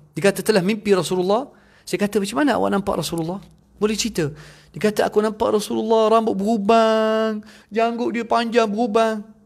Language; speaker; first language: Malay; non-native, fluent; Arabic